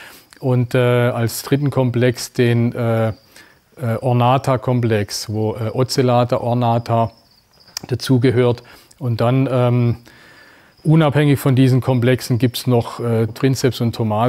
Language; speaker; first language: German; native; German